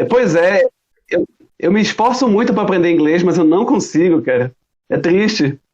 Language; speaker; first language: Portuguese; early bilingual, other home language; German